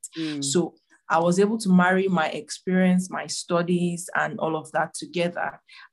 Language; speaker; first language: English; non-native, local second language; Igbo